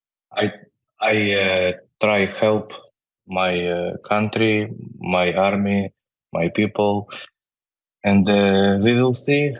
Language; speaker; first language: English; non-native, learner; Ukrainian